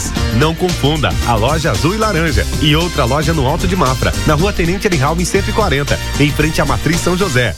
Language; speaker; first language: Portuguese; native; Portuguese